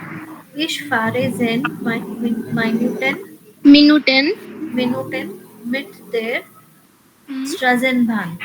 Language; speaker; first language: German; non-native, learner; Hindi